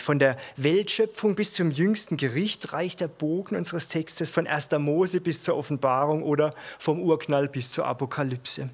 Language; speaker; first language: German; native; German